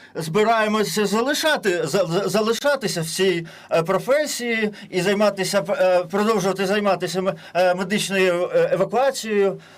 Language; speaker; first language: Ukrainian; non-native, learner; German